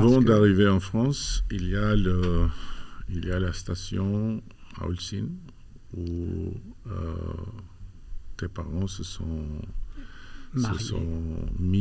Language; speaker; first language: French; non-native, fluent; Albanian